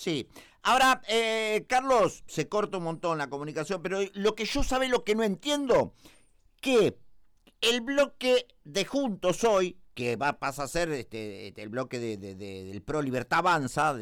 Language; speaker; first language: Spanish; native; Spanish